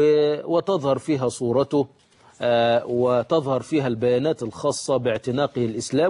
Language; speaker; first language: Arabic; native; Arabic